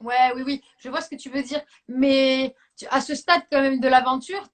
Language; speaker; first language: French; native; French